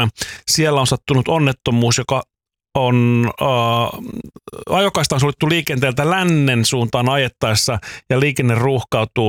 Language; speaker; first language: Finnish; native; Finnish